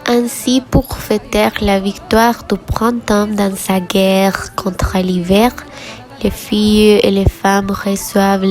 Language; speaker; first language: French; non-native, learner; Spanish